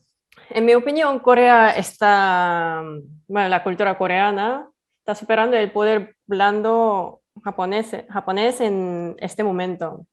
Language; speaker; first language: Spanish; non-native, fluent; Korean